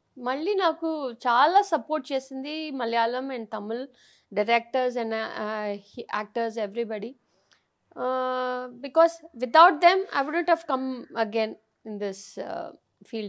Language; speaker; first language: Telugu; non-native, learner; Tamil